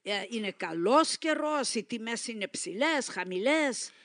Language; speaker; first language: Greek; early bilingual, heritage; Greek